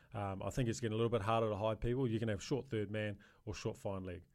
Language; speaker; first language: English; native; English